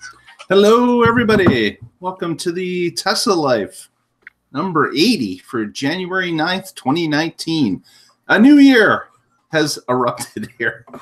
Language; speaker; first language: English; native; English